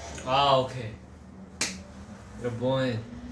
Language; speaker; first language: Korean; early bilingual, heritage; Korean